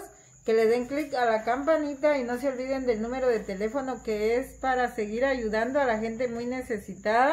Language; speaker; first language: Spanish; native; Spanish